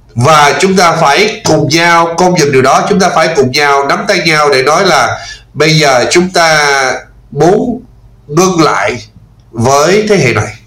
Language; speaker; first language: Vietnamese; non-native, fluent; English